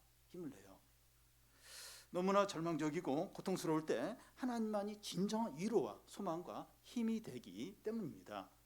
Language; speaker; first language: Korean; native; Korean